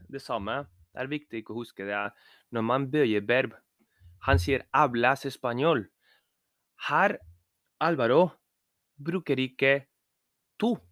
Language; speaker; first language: Norwegian; non-native, learner; Spanish